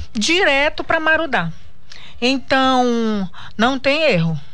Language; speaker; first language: Portuguese; native; Portuguese